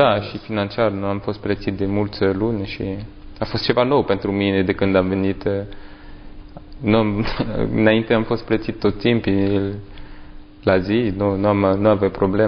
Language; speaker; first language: Romanian; non-native, learner; French